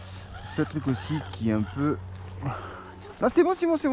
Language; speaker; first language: French; native; French